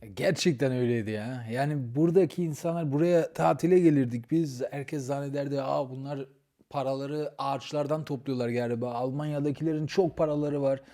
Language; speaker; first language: Turkish; early bilingual, heritage; Turkish